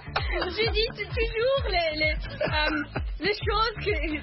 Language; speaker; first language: French; non-native, learner; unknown